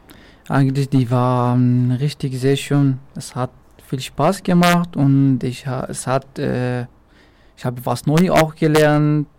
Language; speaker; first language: German; non-native, local second language; Arabic